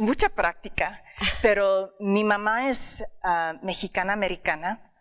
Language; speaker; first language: Spanish; early bilingual, heritage; English